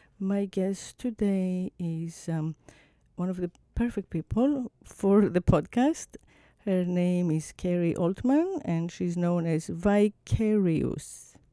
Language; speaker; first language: English; non-native, fluent; Greek